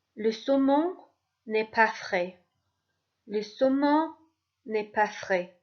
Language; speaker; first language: French; non-native, fluent; English